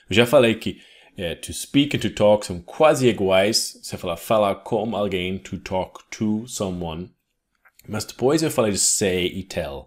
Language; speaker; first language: Portuguese; non-native, fluent; English